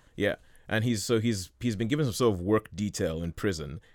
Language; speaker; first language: English; non-native, local second language; Yoruba